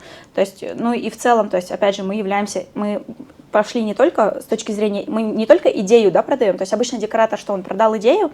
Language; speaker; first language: Russian; native; Russian